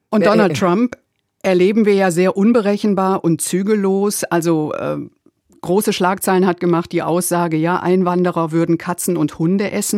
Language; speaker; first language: German; native; German